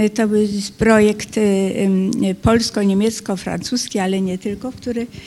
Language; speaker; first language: Polish; native; Polish